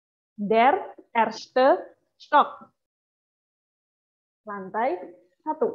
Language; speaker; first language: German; non-native, fluent; Indonesian